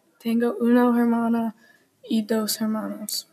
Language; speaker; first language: Spanish; non-native, learner; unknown